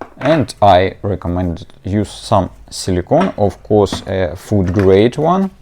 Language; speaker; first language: English; non-native, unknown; Ukrainian